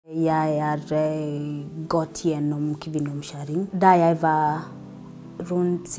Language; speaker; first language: Norwegian; non-native, learner; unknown